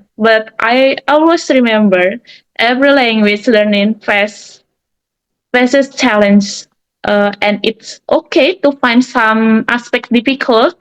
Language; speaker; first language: English; non-native, learner; Indonesian